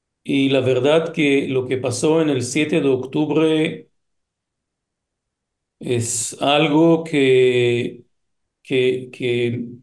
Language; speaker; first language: Spanish; non-native, fluent; Hebrew